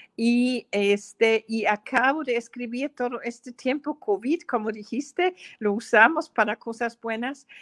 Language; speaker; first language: Spanish; non-native, fluent; German